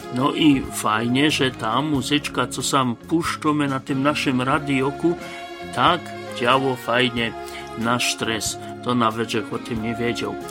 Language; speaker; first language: Polish; native; Polish